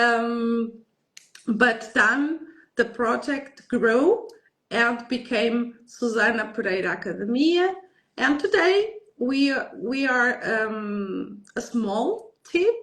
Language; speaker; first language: English; non-native, learner; Portuguese